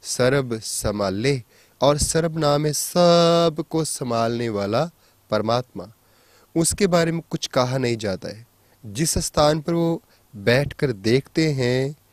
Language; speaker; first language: Hindi; non-native, local second language; Punjabi